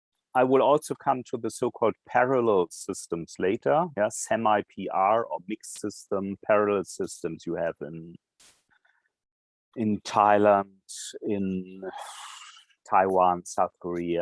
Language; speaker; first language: English; non-native, fluent; German